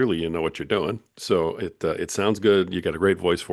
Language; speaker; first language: English; native; English